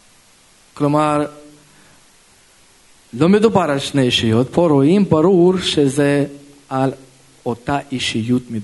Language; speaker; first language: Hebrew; non-native, local second language; Russian